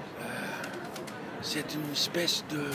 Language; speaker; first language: French; non-native, learner; Portuguese